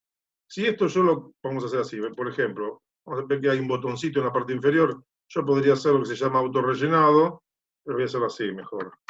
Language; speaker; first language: Spanish; native; Spanish